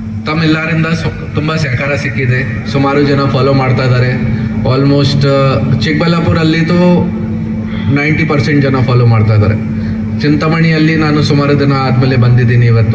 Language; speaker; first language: Kannada; non-native, local second language; Hindi